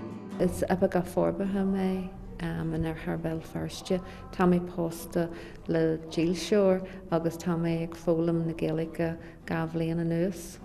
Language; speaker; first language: Irish; non-native, local second language; English